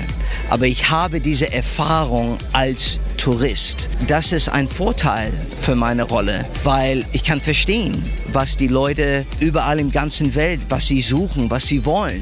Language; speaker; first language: German; non-native, learner; English